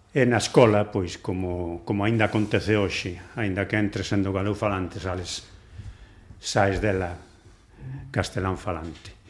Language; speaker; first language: Galician; non-native, local second language; Spanish